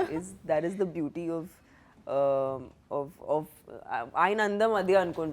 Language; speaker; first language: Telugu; non-native, fluent; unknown